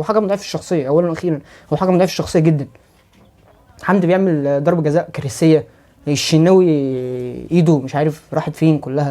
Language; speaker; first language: Arabic; native; Arabic